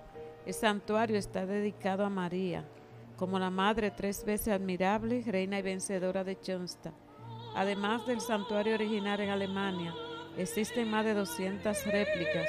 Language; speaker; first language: Spanish; native; Spanish